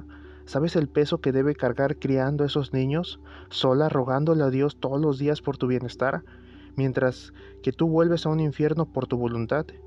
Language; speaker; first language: Spanish; native; Spanish